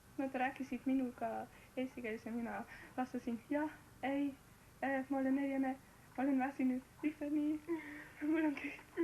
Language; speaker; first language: Estonian; non-native, learner; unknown